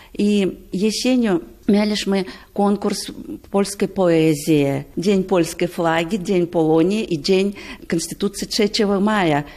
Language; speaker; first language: Polish; non-native, learner; Russian